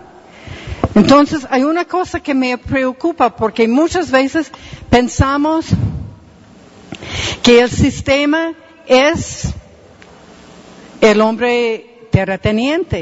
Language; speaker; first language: Spanish; non-native, fluent; English